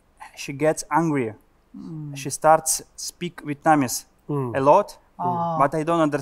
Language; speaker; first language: English; non-native, learner; Russian